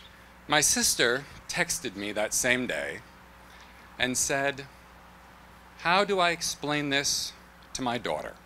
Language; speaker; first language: English; native; English